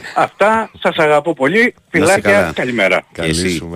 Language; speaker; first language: Greek; native; Greek